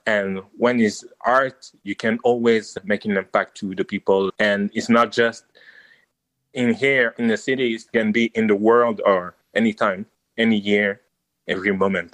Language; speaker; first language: English; non-native, local second language; French